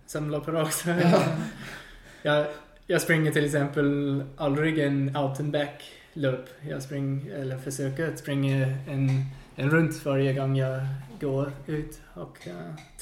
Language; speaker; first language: Swedish; non-native, fluent; English